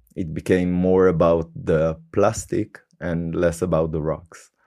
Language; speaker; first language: English; non-native, fluent; Hebrew